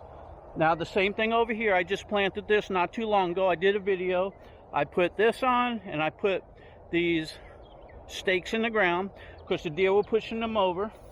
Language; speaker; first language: English; native; English